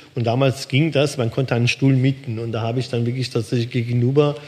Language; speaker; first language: German; early bilingual, other home language; Persian